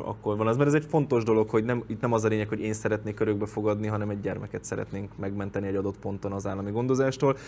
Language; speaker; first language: Hungarian; native; Hungarian